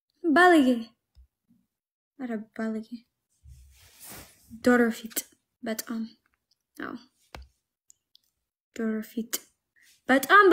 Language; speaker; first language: Amharic; non-native, learner; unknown